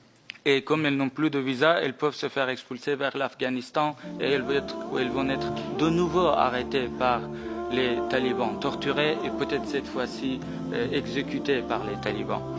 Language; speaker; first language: French; non-native, fluent; Persian